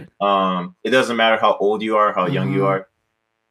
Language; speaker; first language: English; native; English